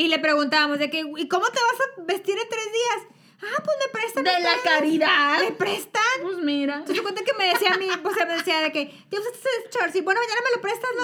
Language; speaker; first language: Spanish; native; Spanish